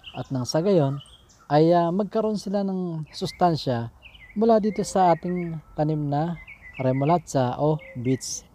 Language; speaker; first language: Filipino; native; Filipino